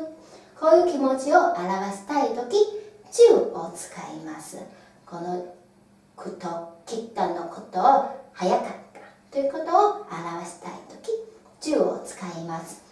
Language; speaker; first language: Japanese; non-native, fluent; Chinese